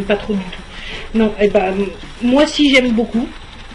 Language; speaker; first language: French; native; French